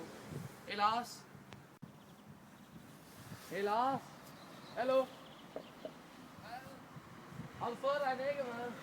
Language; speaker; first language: Danish; native; Danish